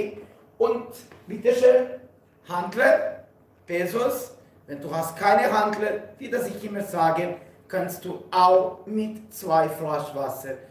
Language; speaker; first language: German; non-native, learner; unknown